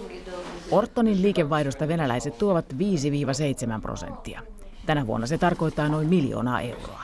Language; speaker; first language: Finnish; native; Finnish